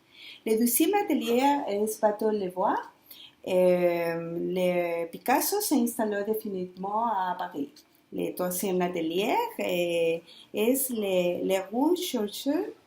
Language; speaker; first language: French; non-native, learner; Spanish